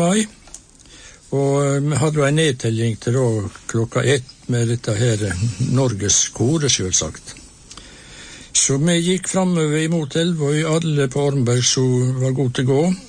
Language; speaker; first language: Norwegian; native; Norwegian